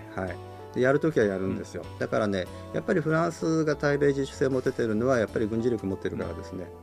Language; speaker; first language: Japanese; native; Japanese